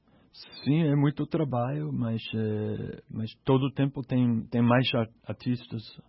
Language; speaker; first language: Portuguese; non-native, learner; English